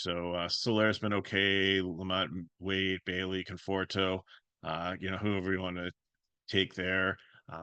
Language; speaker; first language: English; native; English